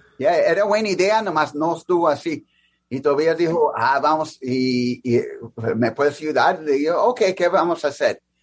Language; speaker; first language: Spanish; early bilingual, heritage; English